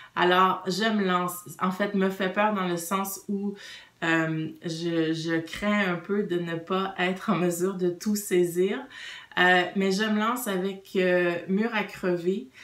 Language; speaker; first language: French; native; French